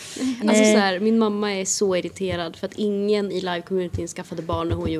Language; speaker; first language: Swedish; native; Swedish